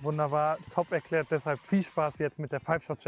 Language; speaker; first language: German; native; German